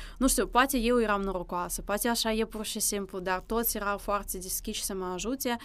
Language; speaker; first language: Romanian; early bilingual, other home language; Russian